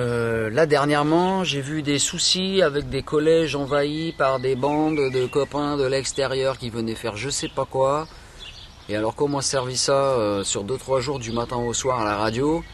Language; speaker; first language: French; native; French